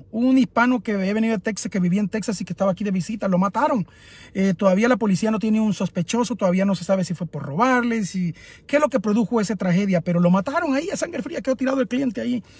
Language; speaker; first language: Spanish; native; Spanish